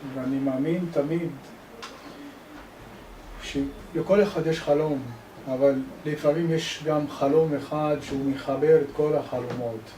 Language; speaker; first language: Hebrew; non-native, local second language; Arabic